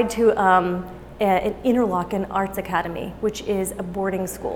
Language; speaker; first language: English; native; English